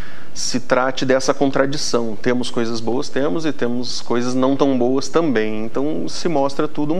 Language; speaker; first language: Portuguese; native; Portuguese